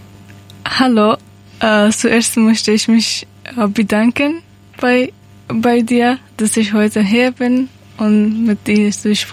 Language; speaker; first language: German; non-native, learner; Persian